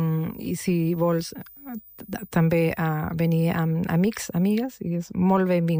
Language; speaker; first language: Catalan; non-native, local second language; Spanish